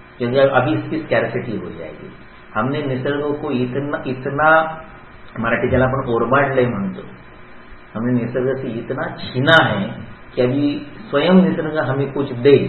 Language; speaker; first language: Hindi; non-native, local second language; Marathi